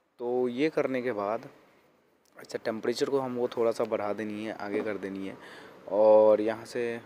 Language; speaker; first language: Hindi; native; Hindi